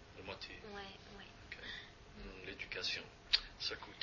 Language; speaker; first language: French; non-native, fluent; English